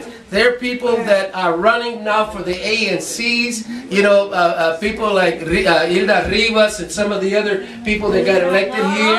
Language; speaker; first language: English; non-native, fluent; Spanish